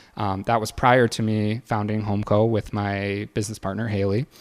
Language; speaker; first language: English; native; English